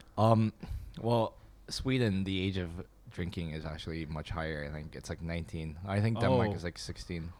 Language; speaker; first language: English; non-native, fluent; Chinese